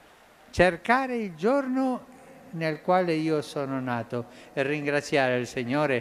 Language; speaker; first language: Italian; non-native, fluent; Spanish